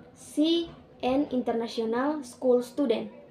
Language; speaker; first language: English; non-native, learner; Indonesian